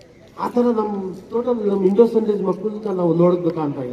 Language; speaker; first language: Kannada; non-native, local second language; Urdu